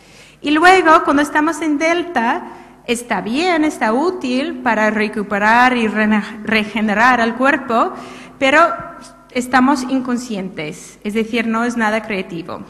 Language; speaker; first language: Spanish; non-native, fluent; English